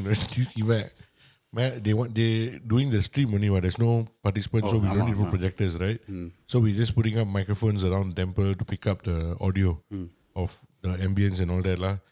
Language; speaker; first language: English; non-native, local second language; Tamil